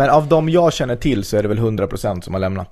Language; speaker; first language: Swedish; native; Swedish